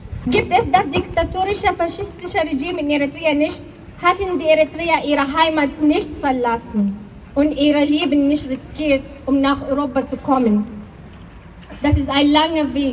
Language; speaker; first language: German; non-native, fluent; Arabic